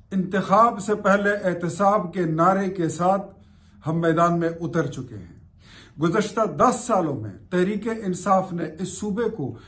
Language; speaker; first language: Urdu; non-native, local second language; Pashto